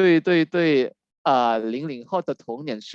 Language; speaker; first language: Chinese; non-native, fluent; Indonesian